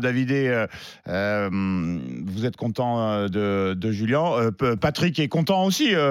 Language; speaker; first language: French; non-native, learner; Italian